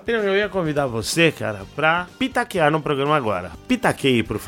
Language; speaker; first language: Portuguese; native; Portuguese